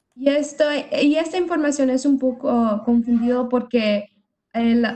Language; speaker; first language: Spanish; early bilingual, other home language; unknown